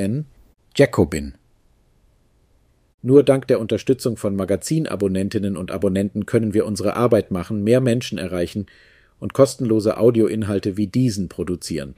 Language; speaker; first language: German; native; German